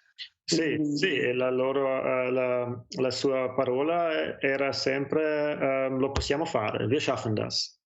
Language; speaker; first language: Italian; non-native, fluent; German